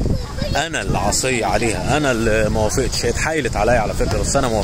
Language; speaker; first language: Arabic; native; Arabic